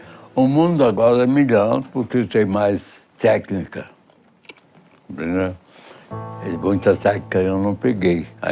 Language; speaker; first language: Portuguese; early bilingual, other home language; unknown